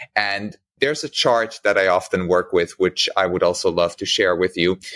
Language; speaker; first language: English; non-native, fluent; German